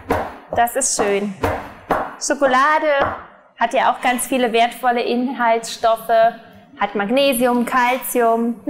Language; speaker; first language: German; native; German